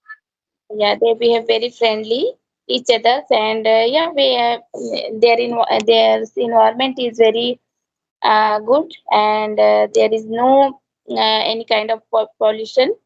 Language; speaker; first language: English; non-native, learner; Hindi